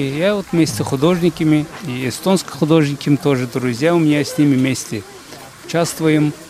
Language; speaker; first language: Russian; non-native, fluent; Azerbaijani